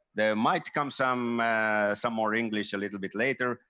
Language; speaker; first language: English; non-native, fluent; Swedish